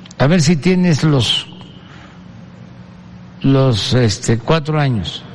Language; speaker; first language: Spanish; native; Spanish